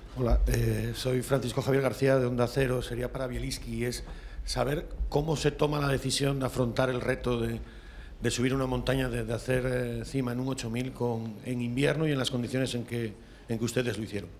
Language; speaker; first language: English; non-native, fluent; German